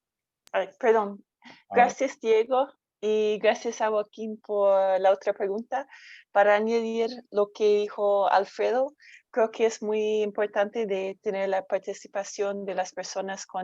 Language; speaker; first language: Spanish; non-native, fluent; English